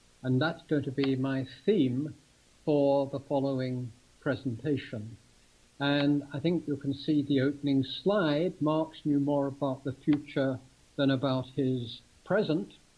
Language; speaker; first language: English; native; English